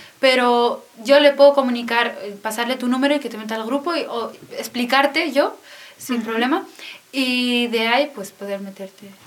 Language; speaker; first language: Spanish; early bilingual, other home language; Arabic